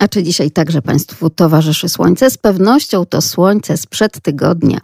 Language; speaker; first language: Polish; native; Polish